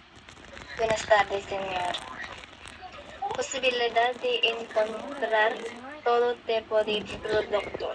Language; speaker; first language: Spanish; non-native, learner; Filipino